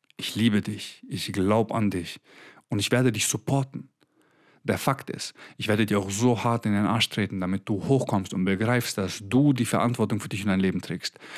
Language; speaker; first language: German; early bilingual, other home language; Croatian